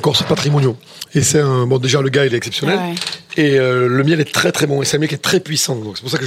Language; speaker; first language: French; native; French